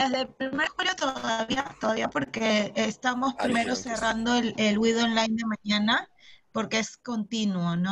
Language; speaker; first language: Spanish; native; Spanish